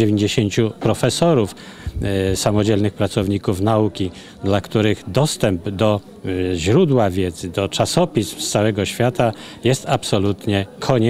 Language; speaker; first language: Polish; native; Polish